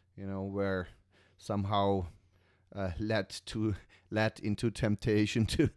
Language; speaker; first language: English; non-native, fluent; German